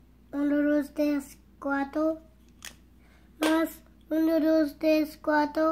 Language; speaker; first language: Spanish; early bilingual, heritage; Spanish